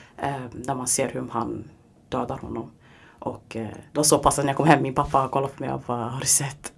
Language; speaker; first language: Swedish; early bilingual, other home language; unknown